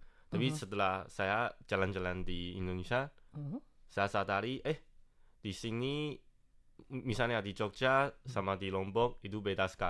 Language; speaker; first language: Indonesian; non-native, fluent; Chinese